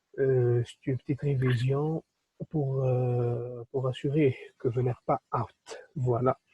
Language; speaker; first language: French; non-native, local second language; Arabic